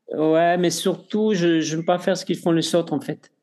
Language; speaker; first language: French; non-native, fluent; Spanish